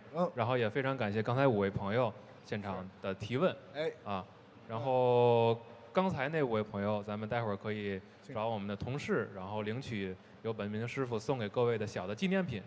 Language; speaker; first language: Chinese; native; Chinese